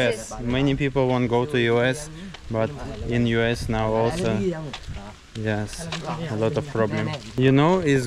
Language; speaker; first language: English; non-native, learner; Russian